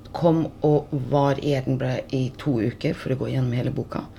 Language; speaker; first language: Norwegian; early bilingual, heritage; Norwegian